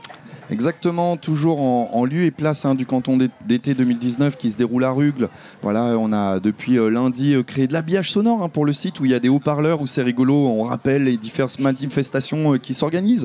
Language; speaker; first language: French; native; French